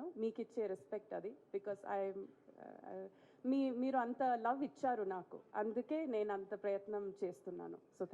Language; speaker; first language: Telugu; non-native, fluent; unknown